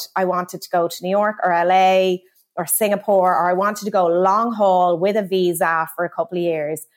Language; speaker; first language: English; native; English